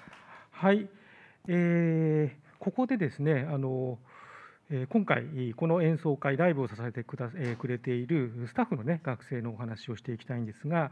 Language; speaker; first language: Japanese; native; Japanese